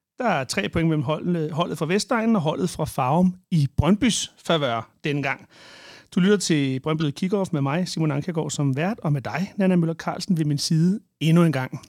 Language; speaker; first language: Danish; native; Danish